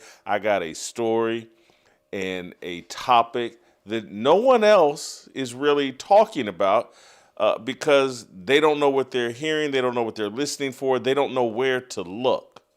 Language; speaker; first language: English; native; English